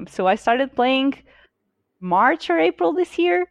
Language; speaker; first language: English; non-native, fluent; Portuguese